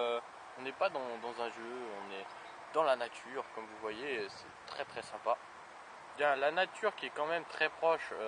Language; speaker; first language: French; native; French